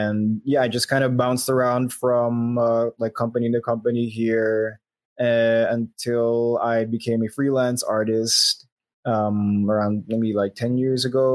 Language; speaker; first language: English; non-native, local second language; Filipino